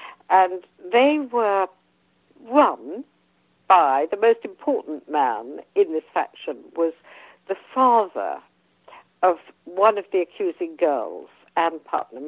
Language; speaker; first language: English; native; English